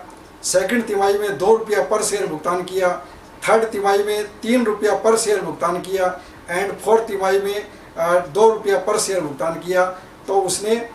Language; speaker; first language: Hindi; native; Hindi